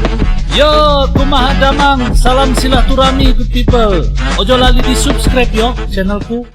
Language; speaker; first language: Indonesian; non-native, local second language; Malay